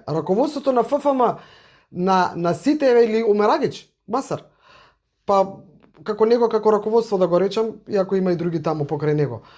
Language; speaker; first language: Macedonian; native; Macedonian